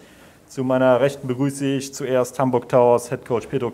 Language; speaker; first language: German; native; German